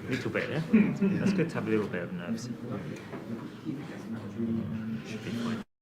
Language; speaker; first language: English; native; English